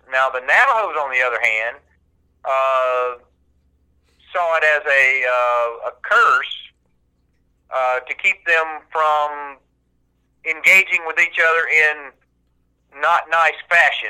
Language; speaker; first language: English; native; English